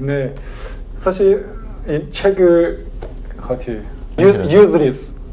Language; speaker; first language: Korean; non-native, learner; Chinese